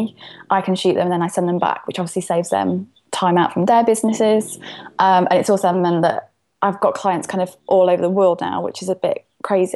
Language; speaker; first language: English; native; English